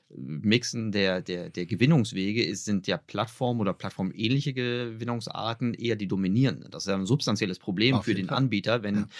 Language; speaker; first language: German; native; German